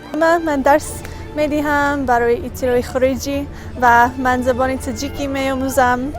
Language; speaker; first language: Persian; non-native, learner; English